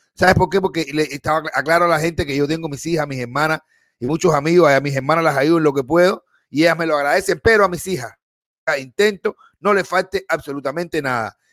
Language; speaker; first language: Spanish; native; Spanish